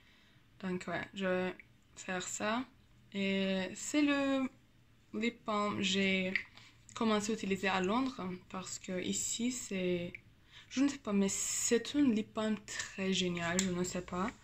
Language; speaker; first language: French; non-native, learner; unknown